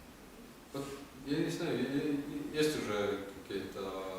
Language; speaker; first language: Russian; non-native, learner; Estonian